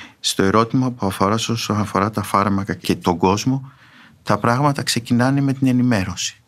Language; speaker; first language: Greek; native; Greek